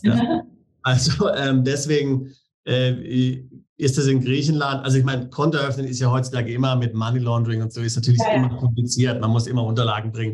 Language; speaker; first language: German; native; German